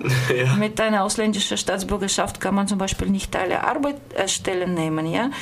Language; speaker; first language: German; non-native, fluent; Russian